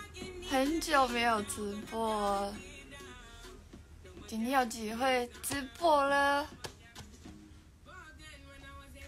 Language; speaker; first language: Chinese; non-native, learner; Mongolian